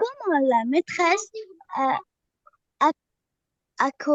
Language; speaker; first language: French; non-native, learner; Arabic